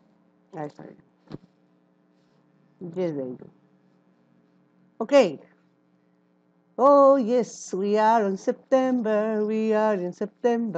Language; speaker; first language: English; non-native, learner; Spanish